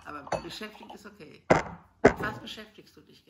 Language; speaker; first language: German; non-native, learner; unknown